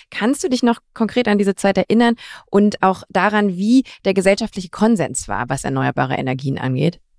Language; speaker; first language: German; native; German